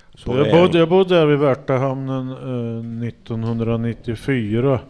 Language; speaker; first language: Swedish; native; Swedish